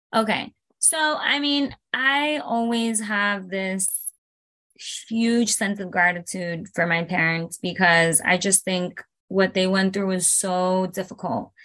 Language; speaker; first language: English; early bilingual, other home language; Spanish